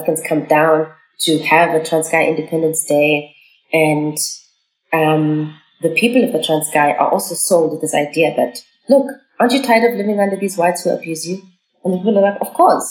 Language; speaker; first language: English; non-native, local second language; Xhosa